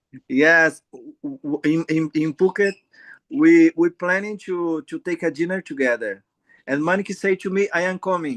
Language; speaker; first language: English; non-native, learner; Portuguese